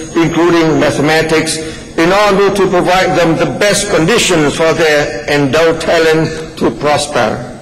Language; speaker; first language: English; non-native, fluent; Vietnamese